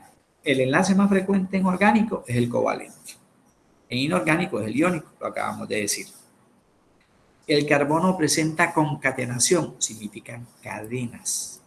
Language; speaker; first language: Spanish; native; Spanish